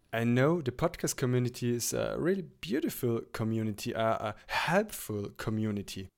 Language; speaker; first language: English; non-native, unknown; German